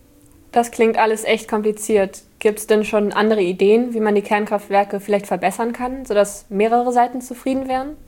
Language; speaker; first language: German; native; German